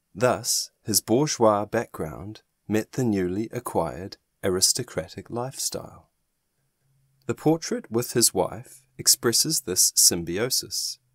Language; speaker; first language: English; non-native, fluent; German